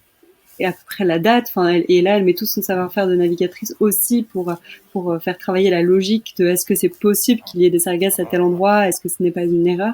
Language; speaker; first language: French; native; French